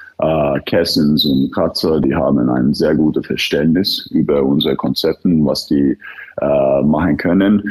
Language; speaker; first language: German; non-native, fluent; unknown